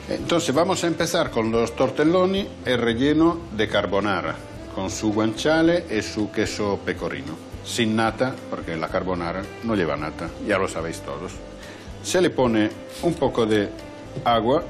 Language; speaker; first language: Spanish; non-native, fluent; Italian